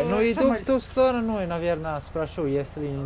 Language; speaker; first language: Russian; non-native, fluent; Italian